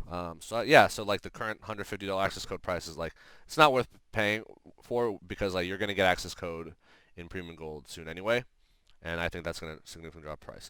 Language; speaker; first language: English; native; English